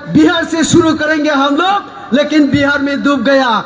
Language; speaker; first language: Hindi; non-native, local second language; Bangla